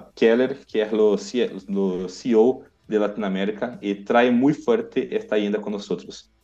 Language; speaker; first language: Spanish; non-native, learner; Portuguese